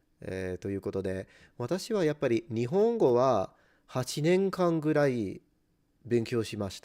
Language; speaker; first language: Japanese; non-native, fluent; English